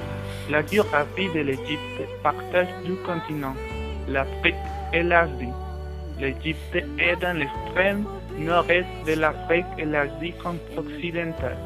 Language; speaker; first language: French; non-native, learner; Spanish